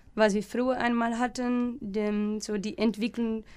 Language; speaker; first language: German; non-native, fluent; Portuguese